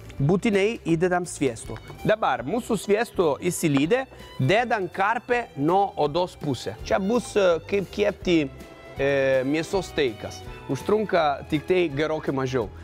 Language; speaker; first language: Lithuanian; non-native, fluent; Italian